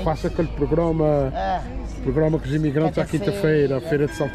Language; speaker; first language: Portuguese; native; Portuguese